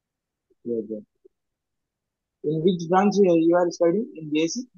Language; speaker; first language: English; non-native, learner; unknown